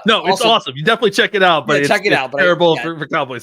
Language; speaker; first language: English; native; English